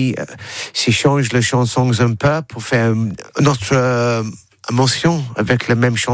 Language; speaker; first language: French; non-native, learner; English